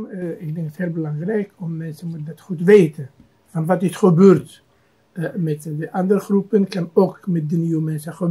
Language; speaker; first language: Dutch; non-native, fluent; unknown